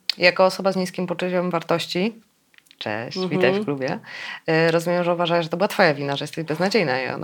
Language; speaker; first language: Polish; native; Polish